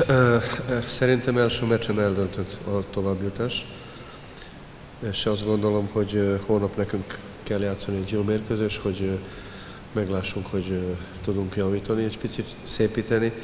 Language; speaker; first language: Hungarian; non-native, fluent; Serbian